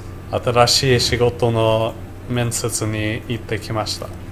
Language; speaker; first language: Japanese; non-native, learner; English